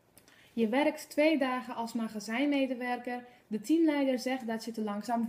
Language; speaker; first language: Dutch; non-native, fluent; Polish